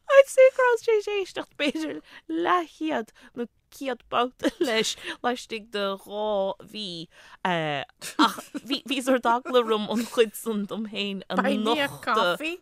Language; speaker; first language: Irish; native; Irish